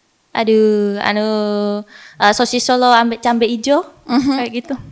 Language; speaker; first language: Indonesian; early bilingual, heritage; English